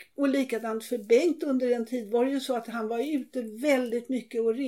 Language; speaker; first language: Swedish; native; Swedish